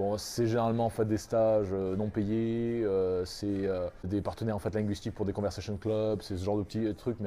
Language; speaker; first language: French; native; French